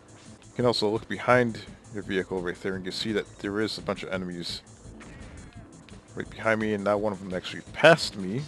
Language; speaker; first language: English; native; English